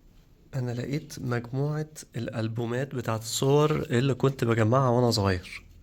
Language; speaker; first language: Arabic; native; Arabic